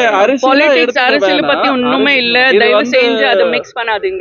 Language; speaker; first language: Tamil; non-native, learner; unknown